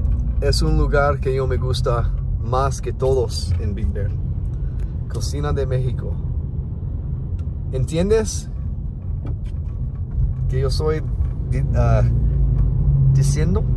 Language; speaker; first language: Spanish; non-native, learner; English